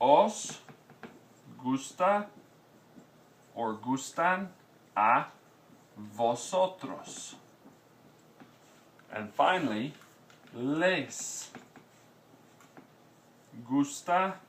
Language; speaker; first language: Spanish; non-native, fluent; English